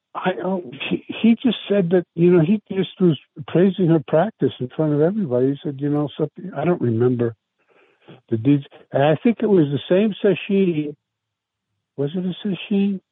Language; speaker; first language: English; early bilingual, other home language; Italian